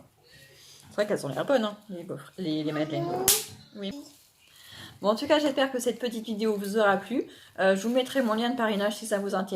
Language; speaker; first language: French; native; French